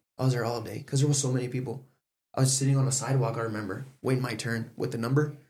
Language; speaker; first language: English; early bilingual, other home language; Spanish